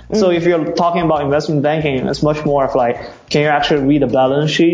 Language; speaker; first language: English; early bilingual, other home language; Chinese